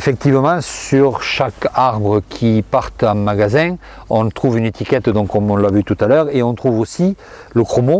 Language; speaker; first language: French; native; French